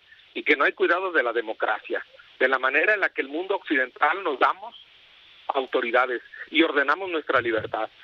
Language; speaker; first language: Spanish; native; Spanish